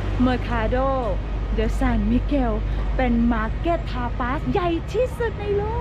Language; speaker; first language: Thai; native; Thai